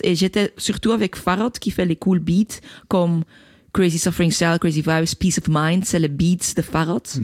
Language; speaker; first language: French; non-native, local second language; Dutch